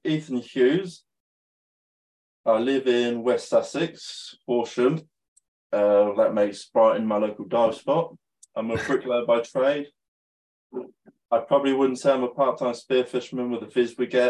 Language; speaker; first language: English; native; English